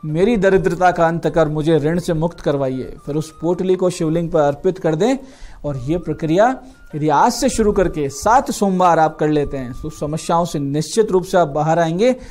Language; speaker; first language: Hindi; native; Hindi